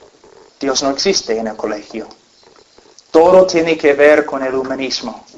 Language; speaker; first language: Spanish; non-native, fluent; English